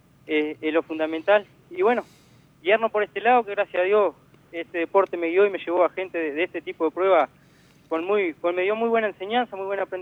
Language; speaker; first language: Spanish; native; Spanish